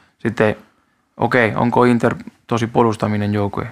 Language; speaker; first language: Finnish; non-native, learner; Spanish